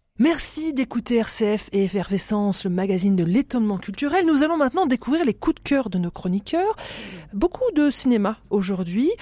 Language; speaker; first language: French; native; French